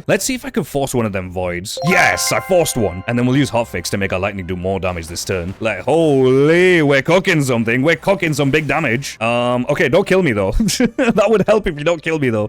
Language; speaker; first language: English; native; English